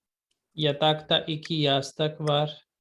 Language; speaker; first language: Turkish; non-native, fluent; Urdu